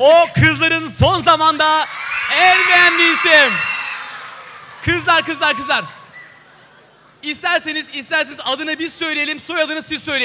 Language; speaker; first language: Turkish; native; Turkish